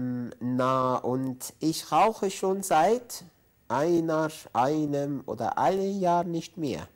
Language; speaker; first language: German; non-native, fluent; Arabic